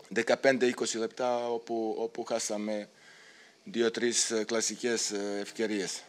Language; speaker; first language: Greek; non-native, fluent; Serbian